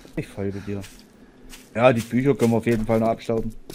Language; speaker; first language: German; native; German